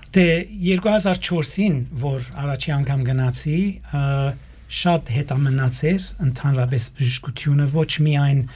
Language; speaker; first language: Armenian; early bilingual, heritage; Armenian